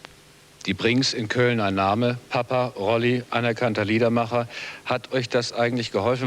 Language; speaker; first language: German; native; German